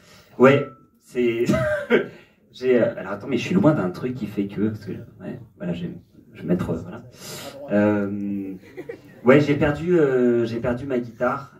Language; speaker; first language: French; native; French